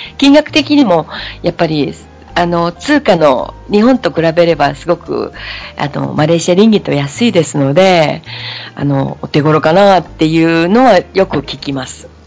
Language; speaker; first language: Japanese; native; Japanese